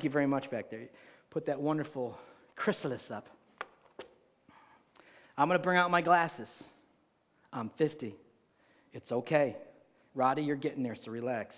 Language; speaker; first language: English; native; English